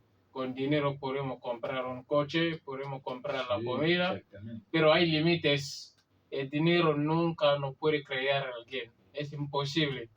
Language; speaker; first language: Spanish; non-native, learner; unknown